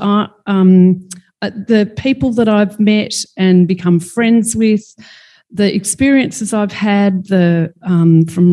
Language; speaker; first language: English; native; English